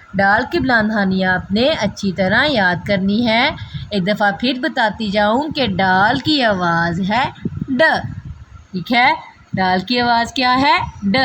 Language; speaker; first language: Urdu; non-native, local second language; Punjabi